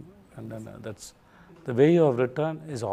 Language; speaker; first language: Telugu; non-native, learner; Tamil